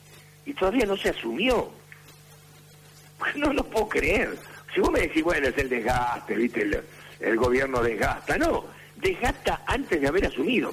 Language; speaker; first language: Spanish; native; Spanish